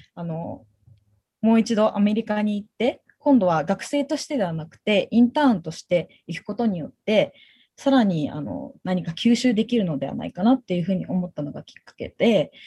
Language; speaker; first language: Japanese; native; Japanese